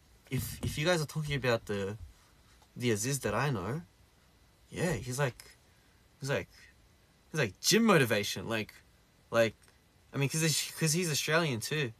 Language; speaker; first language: English; early bilingual, other home language; Korean